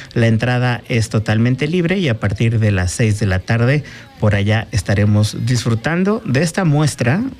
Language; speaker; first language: Spanish; native; Spanish